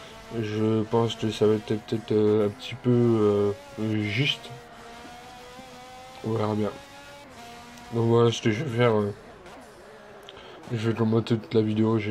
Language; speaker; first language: French; native; French